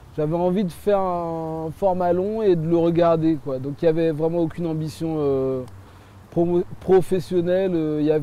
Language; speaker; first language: French; early bilingual, other home language; Haitian Creole